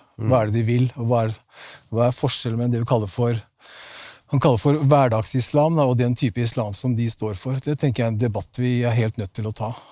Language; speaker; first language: Norwegian; native; Norwegian